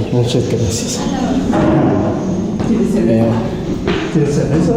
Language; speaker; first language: Spanish; non-native, learner; Haitian Creole